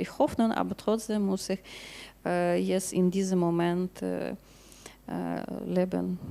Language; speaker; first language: German; non-native, learner; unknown